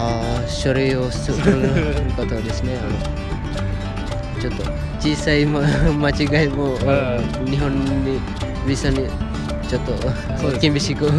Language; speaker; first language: Japanese; non-native, learner; Sinhala